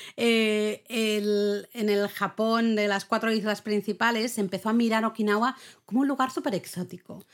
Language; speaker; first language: Spanish; native; Spanish